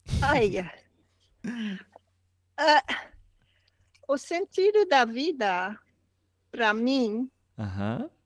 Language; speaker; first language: Portuguese; non-native, learner; Dutch